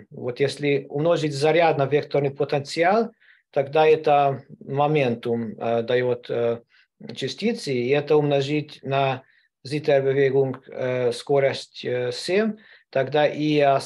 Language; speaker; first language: Russian; non-native, learner; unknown